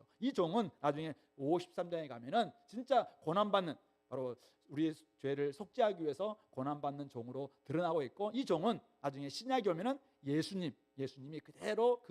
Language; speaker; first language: Korean; native; Korean